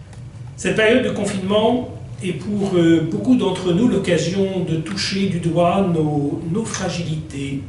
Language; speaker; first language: French; native; French